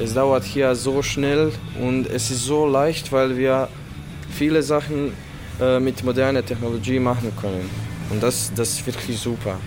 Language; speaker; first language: German; non-native, learner; Bosnian